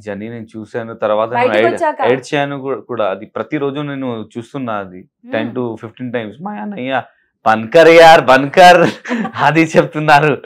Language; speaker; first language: Telugu; non-native, local second language; Hindi